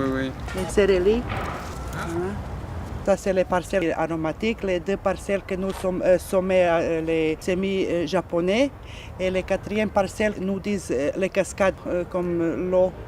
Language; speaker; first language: French; non-native, learner; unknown